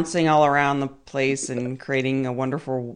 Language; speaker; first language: English; native; English